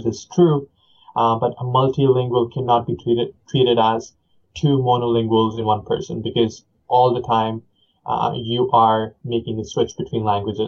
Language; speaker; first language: English; non-native, local second language; Punjabi